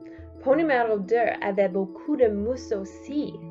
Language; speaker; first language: French; non-native, learner; English